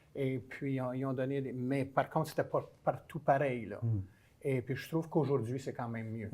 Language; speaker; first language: French; native; French